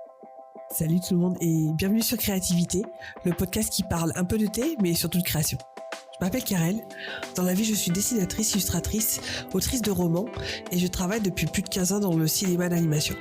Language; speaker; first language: French; native; French